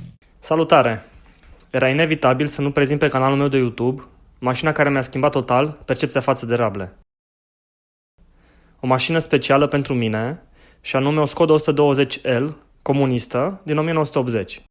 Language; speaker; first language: Romanian; native; Romanian